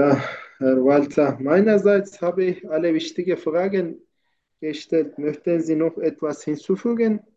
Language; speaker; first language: German; non-native, fluent; Turkish